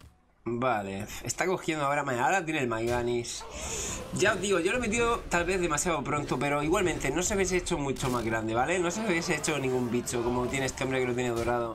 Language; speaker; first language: Spanish; native; Spanish